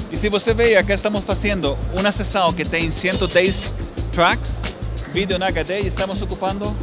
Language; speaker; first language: Portuguese; non-native, learner; Spanish